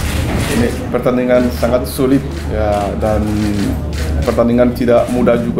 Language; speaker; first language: Indonesian; non-native, learner; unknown